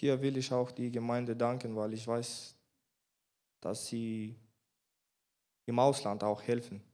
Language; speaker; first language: German; non-native, learner; Bulgarian